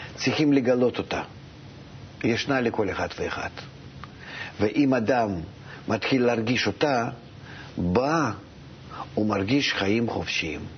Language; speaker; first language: Hebrew; non-native, fluent; Russian